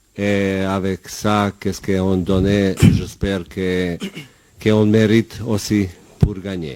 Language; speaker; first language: French; non-native, learner; Bosnian